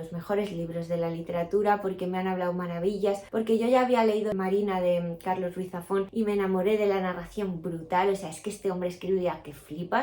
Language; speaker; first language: Spanish; native; Spanish